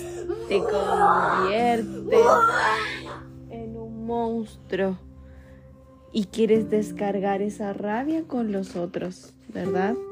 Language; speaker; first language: Spanish; native; Spanish